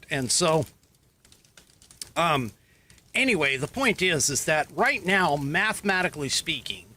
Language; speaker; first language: English; native; English